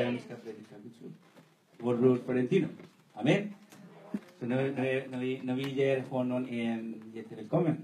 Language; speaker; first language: Swedish; non-native, fluent; Spanish